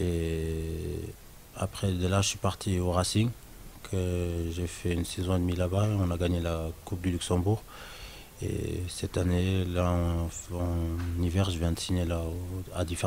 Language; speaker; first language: French; non-native, local second language; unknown